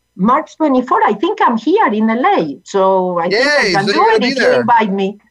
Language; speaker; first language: English; non-native, fluent; Spanish